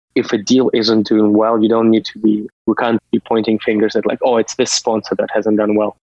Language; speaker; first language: English; non-native, fluent; Russian